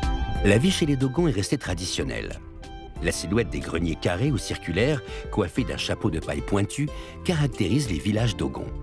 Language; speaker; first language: French; native; French